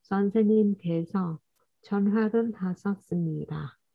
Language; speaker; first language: Korean; non-native, fluent; Vietnamese